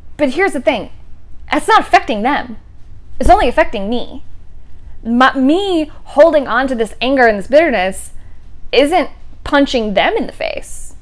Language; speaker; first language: English; native; English